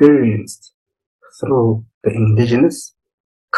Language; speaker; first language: English; non-native, local second language; Zulu